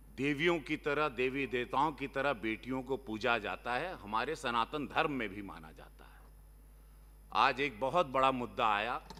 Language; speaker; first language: Hindi; native; Hindi